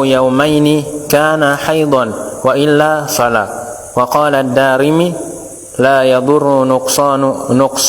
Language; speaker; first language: Arabic; non-native, fluent; Indonesian